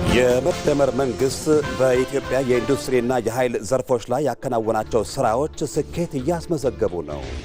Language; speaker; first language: Amharic; native; Amharic